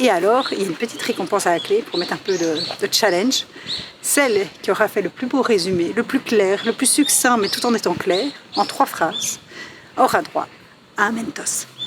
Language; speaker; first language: French; native; French